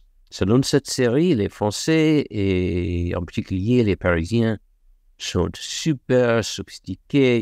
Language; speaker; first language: French; non-native, fluent; English